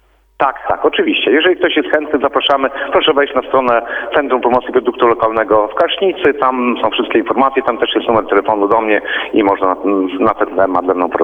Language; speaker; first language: Polish; native; Polish